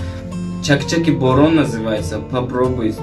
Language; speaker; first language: Russian; non-native, fluent; Tajik